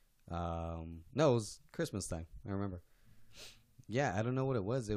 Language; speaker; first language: English; native; English